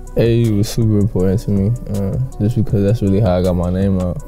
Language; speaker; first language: English; native; English